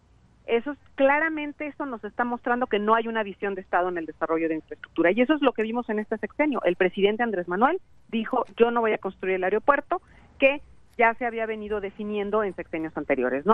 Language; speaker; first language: Spanish; native; Spanish